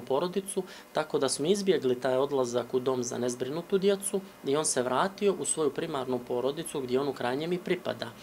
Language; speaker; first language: Serbian; native; Serbian